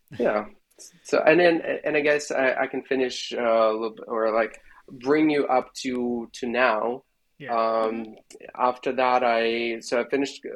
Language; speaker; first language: English; non-native, fluent; Russian